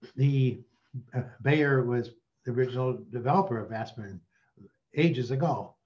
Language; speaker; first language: English; native; English